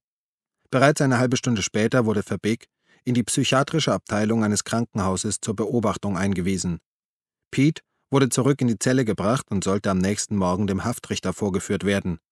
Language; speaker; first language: German; native; German